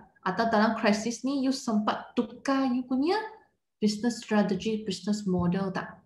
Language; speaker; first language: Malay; non-native, local second language; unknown